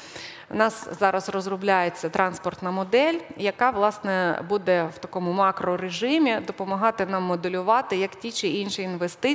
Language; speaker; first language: Ukrainian; native; Ukrainian